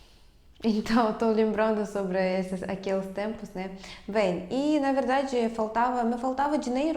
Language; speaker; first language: Portuguese; non-native, fluent; Russian